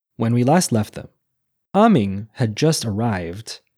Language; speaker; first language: English; native; English